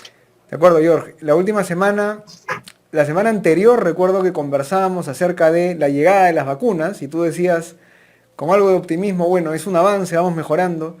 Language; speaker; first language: Spanish; native; Spanish